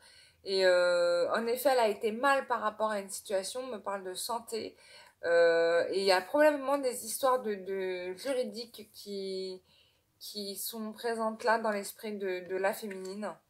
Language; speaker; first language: French; native; French